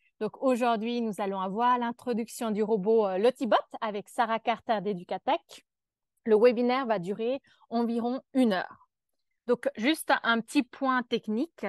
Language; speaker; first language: French; native; French